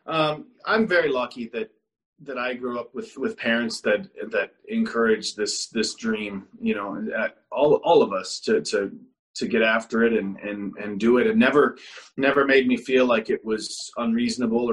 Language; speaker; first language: English; native; English